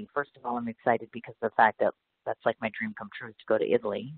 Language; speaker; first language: English; native; English